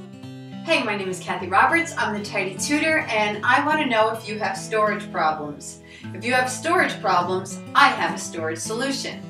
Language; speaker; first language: English; native; English